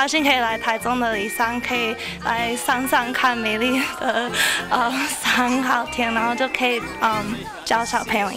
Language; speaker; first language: Chinese; early bilingual, heritage; Chinese